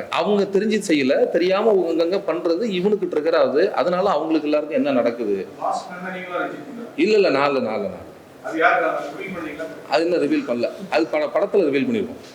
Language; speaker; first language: Tamil; native; Tamil